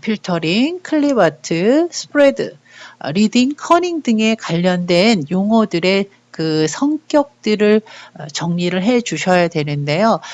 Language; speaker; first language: Korean; native; Korean